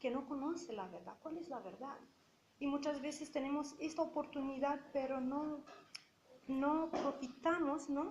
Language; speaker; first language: Spanish; non-native, fluent; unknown